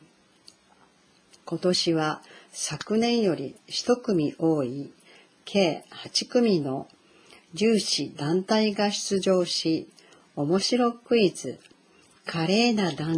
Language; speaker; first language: Japanese; native; Japanese